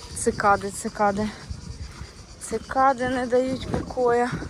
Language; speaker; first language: Ukrainian; native; Ukrainian